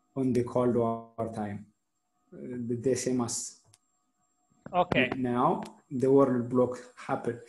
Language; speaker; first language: English; non-native, fluent; Amharic